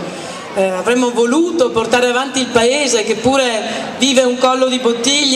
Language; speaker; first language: Italian; native; Italian